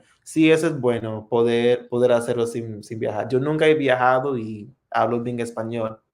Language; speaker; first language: Spanish; non-native, fluent; English